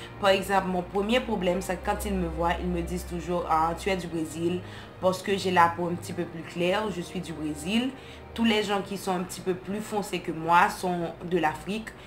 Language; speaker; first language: French; non-native, local second language; Haitian Creole